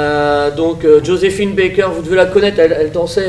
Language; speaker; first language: French; native; French